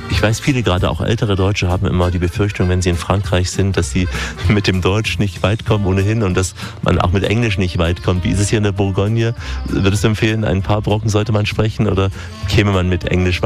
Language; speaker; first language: German; native; German